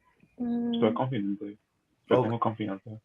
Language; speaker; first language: Spanish; non-native, learner; English